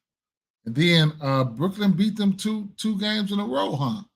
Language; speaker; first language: English; native; English